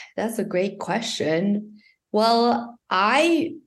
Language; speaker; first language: English; non-native, fluent; Portuguese